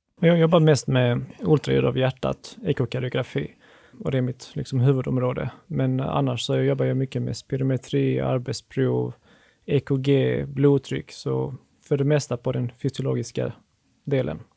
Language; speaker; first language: Swedish; native; Swedish